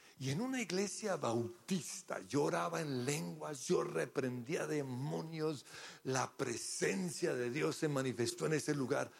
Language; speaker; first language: Spanish; early bilingual, other home language; English